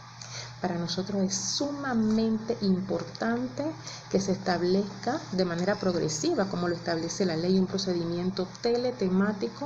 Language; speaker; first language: Spanish; native; Spanish